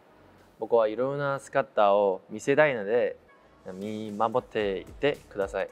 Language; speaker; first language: Japanese; non-native, fluent; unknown